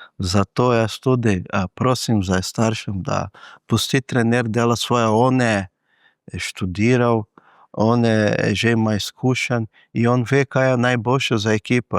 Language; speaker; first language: Slovenian; non-native, fluent; Portuguese